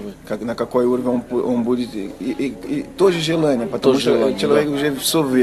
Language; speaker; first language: Russian; non-native, learner; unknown